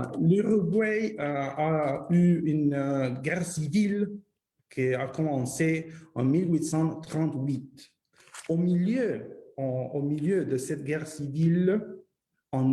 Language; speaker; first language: French; non-native, fluent; Spanish